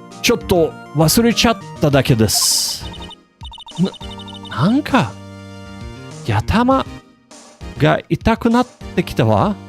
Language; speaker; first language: Japanese; non-native, learner; English